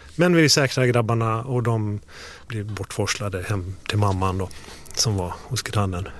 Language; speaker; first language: Swedish; native; Swedish